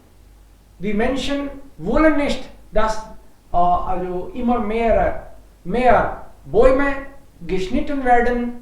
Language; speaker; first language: German; non-native, fluent; Hindi